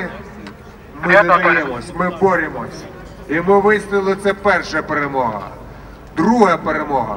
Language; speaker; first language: Ukrainian; non-native, local second language; Russian